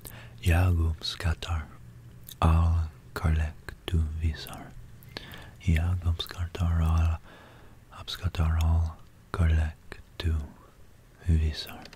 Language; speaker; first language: Swedish; non-native, learner; English